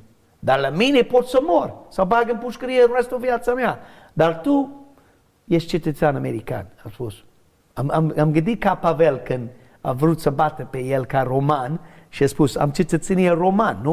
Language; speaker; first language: Romanian; non-native, learner; English